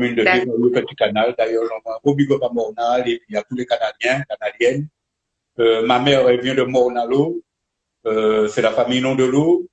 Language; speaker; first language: French; native; French